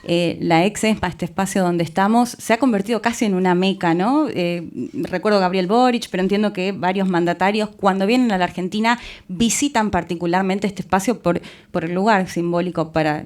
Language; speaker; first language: Spanish; native; Spanish